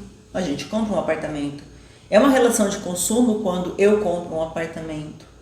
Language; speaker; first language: Portuguese; native; Portuguese